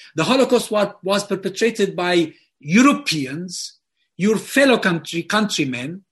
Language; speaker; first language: English; non-native, fluent; Arabic